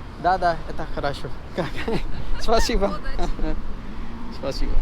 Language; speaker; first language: Russian; non-native, learner; Urdu